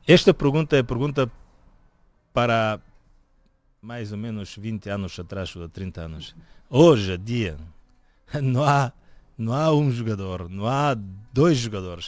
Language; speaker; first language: Portuguese; non-native, fluent; Bulgarian